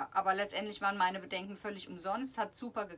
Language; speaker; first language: German; native; German